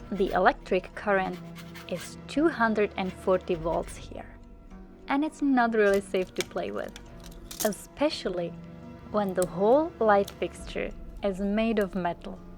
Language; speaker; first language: English; non-native, fluent; Czech